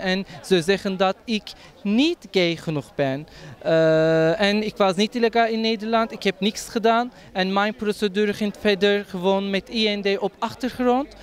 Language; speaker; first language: Dutch; non-native, learner; Turkish